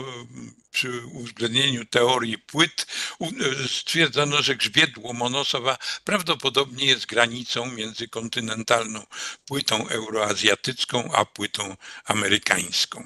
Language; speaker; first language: Polish; native; Polish